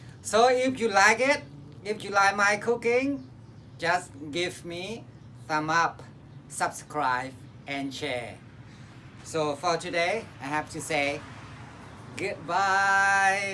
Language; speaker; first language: English; non-native, learner; Thai